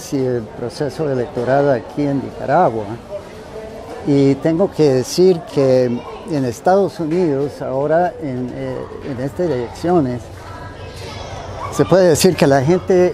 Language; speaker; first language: Spanish; non-native, fluent; English